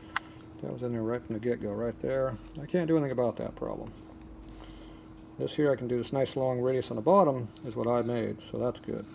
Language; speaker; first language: English; native; English